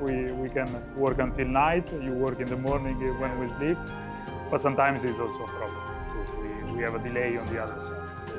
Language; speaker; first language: English; non-native, fluent; Italian